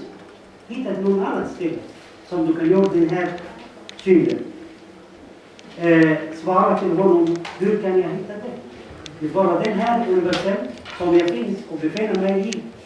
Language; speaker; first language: Swedish; non-native, fluent; Arabic